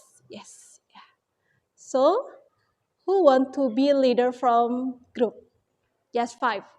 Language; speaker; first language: English; non-native, learner; Indonesian